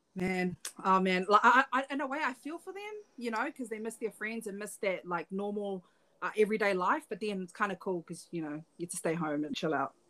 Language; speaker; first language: English; native; English